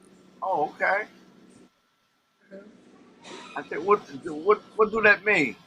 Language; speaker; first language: English; native; English